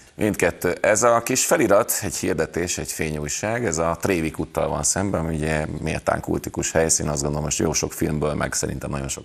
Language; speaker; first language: Hungarian; native; Hungarian